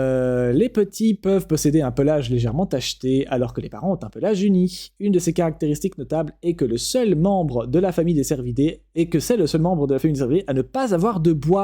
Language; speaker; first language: French; native; French